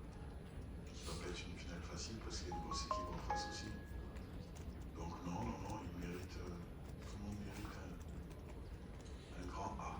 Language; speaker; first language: French; native; French